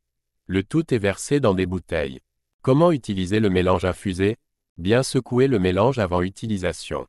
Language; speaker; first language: French; native; French